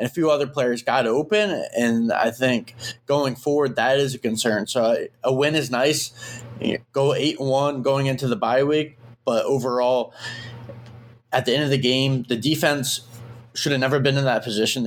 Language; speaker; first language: English; native; English